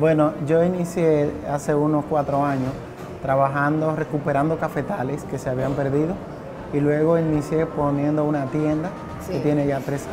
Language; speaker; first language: Spanish; native; Spanish